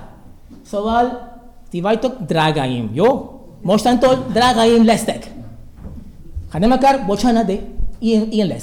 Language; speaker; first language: Hungarian; non-native, learner; Spanish